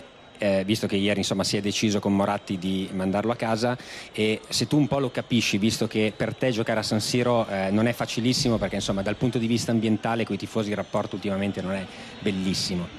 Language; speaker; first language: Italian; native; Italian